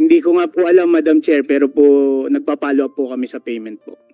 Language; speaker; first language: Filipino; native; Filipino